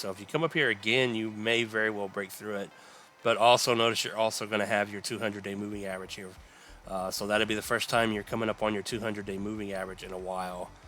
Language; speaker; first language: English; native; English